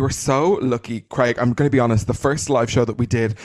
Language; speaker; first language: English; native; English